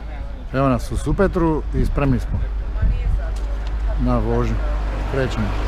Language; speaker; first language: Bosnian; native; Bosnian